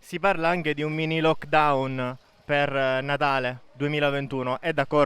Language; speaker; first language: Italian; native; Italian